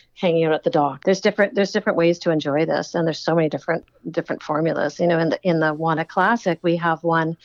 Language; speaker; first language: English; native; English